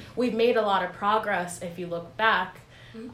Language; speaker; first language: English; native; English